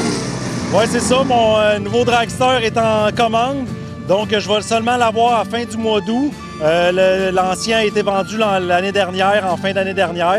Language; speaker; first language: French; native; French